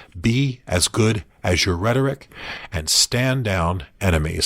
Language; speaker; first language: English; native; English